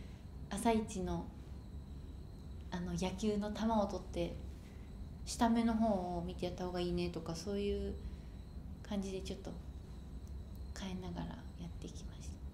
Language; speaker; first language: Japanese; native; Japanese